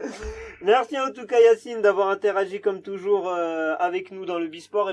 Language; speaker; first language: French; native; French